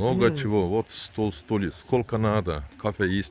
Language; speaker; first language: Russian; non-native, learner; Turkish